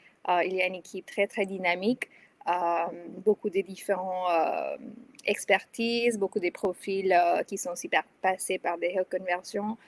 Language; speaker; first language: French; non-native, fluent; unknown